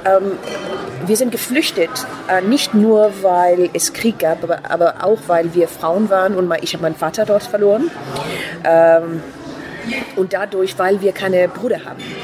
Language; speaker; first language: German; non-native, fluent; Persian